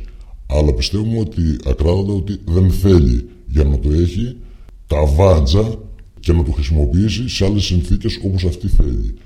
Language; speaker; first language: Greek; native; Greek